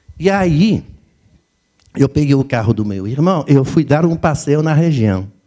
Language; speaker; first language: Portuguese; non-native, fluent; French